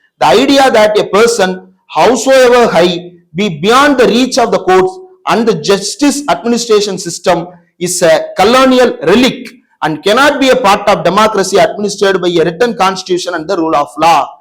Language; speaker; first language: English; non-native, local second language; Tamil